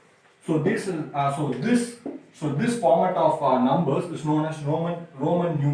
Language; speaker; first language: English; non-native, local second language; Tamil